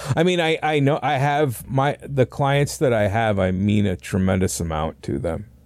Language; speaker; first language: English; native; English